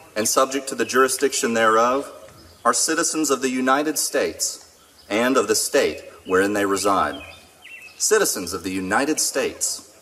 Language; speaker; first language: English; native; English